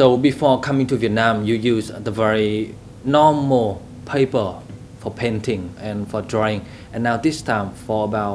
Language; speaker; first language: English; non-native, fluent; Vietnamese